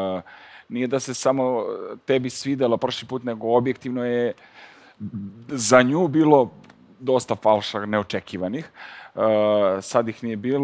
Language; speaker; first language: Serbian; native; Serbian